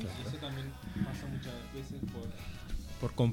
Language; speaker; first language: Spanish; non-native, learner; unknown